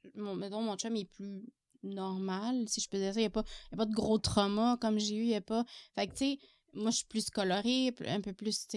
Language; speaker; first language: French; native; French